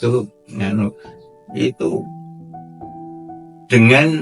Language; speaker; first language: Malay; non-native, local second language; Javanese